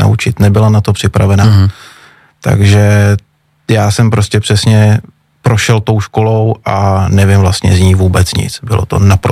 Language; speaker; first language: Czech; native; Czech